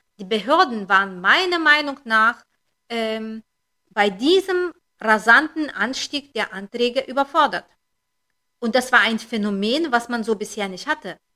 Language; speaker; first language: German; non-native, fluent; Lithuanian